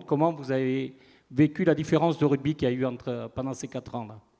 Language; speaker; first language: French; native; French